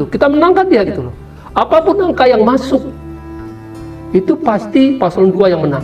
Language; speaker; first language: Indonesian; native; Indonesian